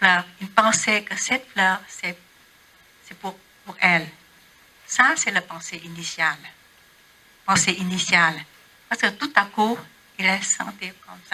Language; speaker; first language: French; non-native, learner; Vietnamese